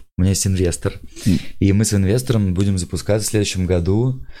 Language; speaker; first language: Russian; native; Russian